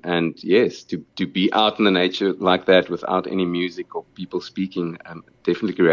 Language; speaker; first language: English; non-native, local second language; Afrikaans